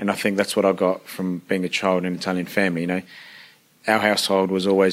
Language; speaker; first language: English; early bilingual, other home language; Italian